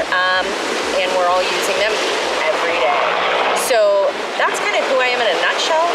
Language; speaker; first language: English; native; English